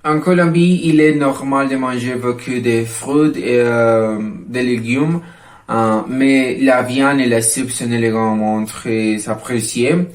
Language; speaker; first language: French; non-native, learner; Spanish